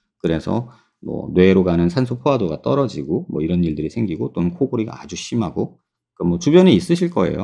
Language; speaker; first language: Korean; native; Korean